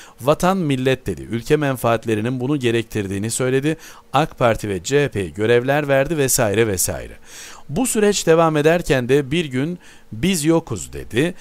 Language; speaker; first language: Turkish; native; Turkish